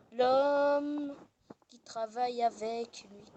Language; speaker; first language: French; native; French